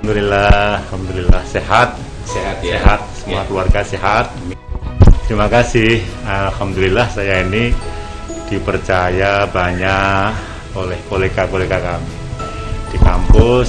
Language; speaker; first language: Indonesian; non-native, local second language; Javanese